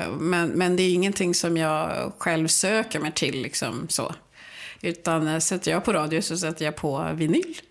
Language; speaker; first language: Swedish; early bilingual, other home language; Swahili